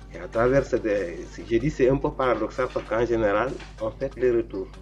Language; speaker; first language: French; non-native, local second language; Wolof